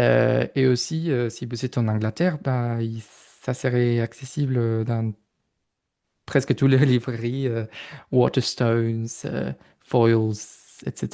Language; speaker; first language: French; non-native, fluent; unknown